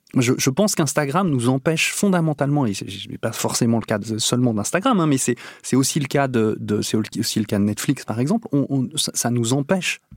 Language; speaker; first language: French; native; French